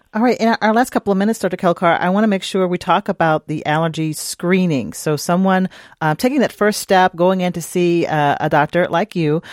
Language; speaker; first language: English; native; English